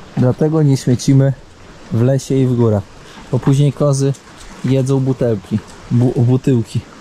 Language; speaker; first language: Polish; native; Polish